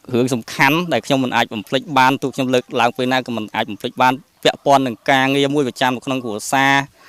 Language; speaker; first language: Khmer; native; Khmer